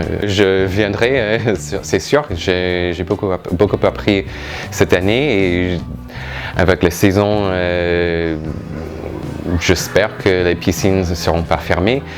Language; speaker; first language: French; non-native, fluent; English